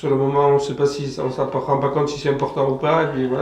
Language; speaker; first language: French; native; French